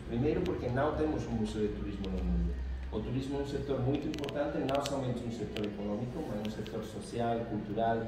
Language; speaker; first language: Portuguese; non-native, fluent; Spanish